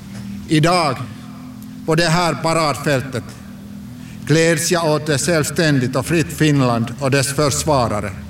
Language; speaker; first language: Swedish; non-native, local second language; Finnish